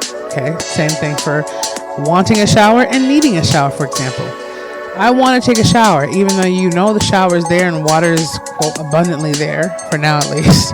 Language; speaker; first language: English; native; English